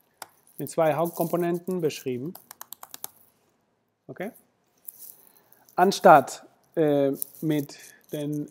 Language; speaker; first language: German; non-native, fluent; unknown